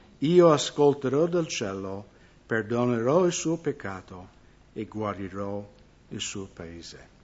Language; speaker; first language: Italian; non-native, fluent; English